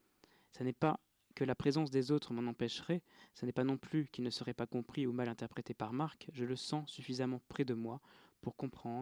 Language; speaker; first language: French; native; French